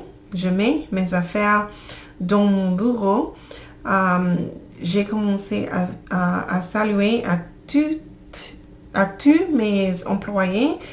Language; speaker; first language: French; non-native, learner; English